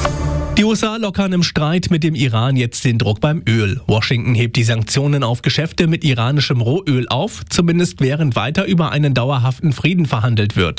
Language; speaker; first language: German; native; German